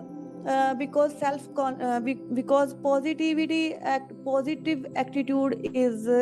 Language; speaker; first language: English; non-native, learner; Hindi